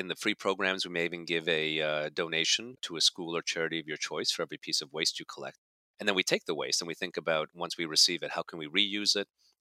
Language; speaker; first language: English; native; English